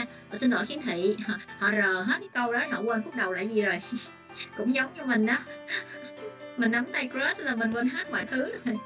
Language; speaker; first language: Vietnamese; native; Vietnamese